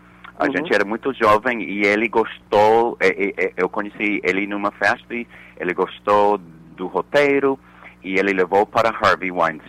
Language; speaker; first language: Portuguese; non-native, fluent; English